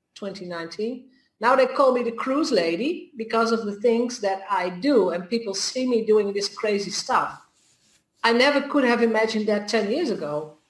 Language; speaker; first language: English; non-native, fluent; Dutch